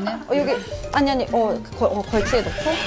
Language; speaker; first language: Korean; native; Korean